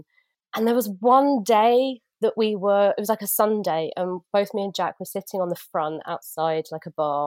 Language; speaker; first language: English; native; English